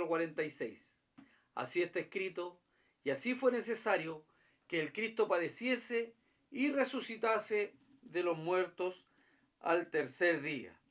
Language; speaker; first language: Spanish; native; Spanish